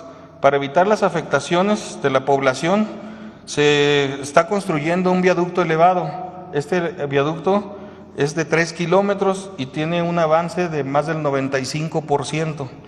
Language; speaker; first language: Spanish; native; Spanish